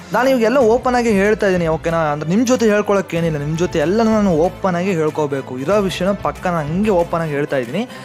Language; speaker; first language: Kannada; non-native, local second language; Tamil